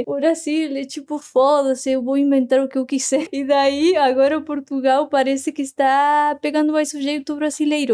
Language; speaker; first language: Portuguese; non-native, fluent; Spanish